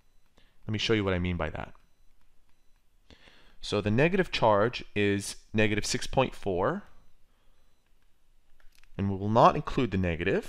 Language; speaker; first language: English; native; English